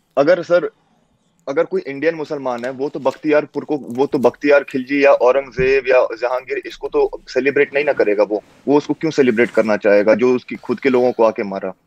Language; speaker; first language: Hindi; native; Hindi